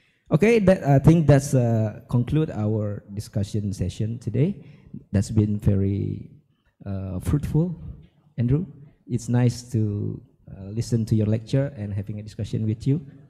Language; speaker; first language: English; non-native, fluent; Indonesian